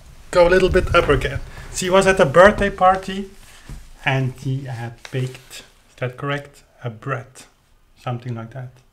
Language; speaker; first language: English; non-native, fluent; Dutch